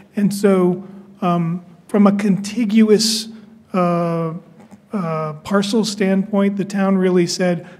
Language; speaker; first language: English; native; English